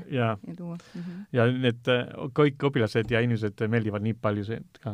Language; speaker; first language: Estonian; non-native, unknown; Spanish